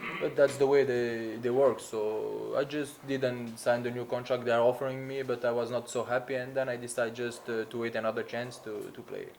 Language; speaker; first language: English; non-native, learner; Slovenian